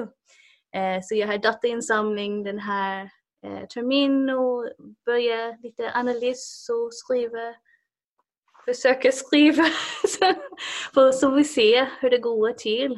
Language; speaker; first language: Swedish; non-native, fluent; English